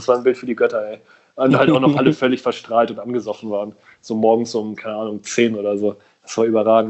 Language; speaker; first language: German; native; German